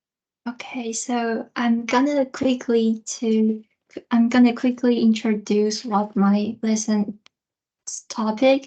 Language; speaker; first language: English; non-native, fluent; Chinese